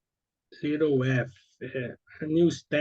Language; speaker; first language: English; non-native, learner; Portuguese